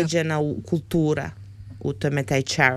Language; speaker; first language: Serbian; early bilingual, heritage; Serbian